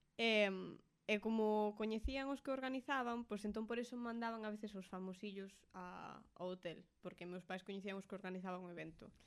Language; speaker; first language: Galician; native; Galician